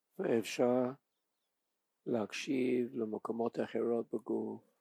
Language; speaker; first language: Hebrew; non-native, fluent; English